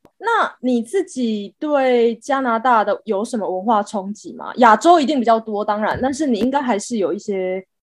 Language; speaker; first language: Chinese; native; Chinese